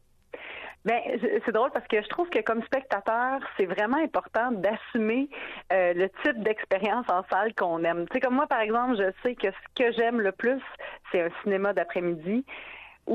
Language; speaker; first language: French; native; French